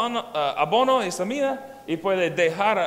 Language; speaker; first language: Spanish; non-native, learner; English